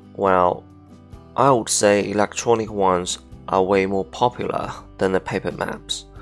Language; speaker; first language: English; non-native, fluent; Chinese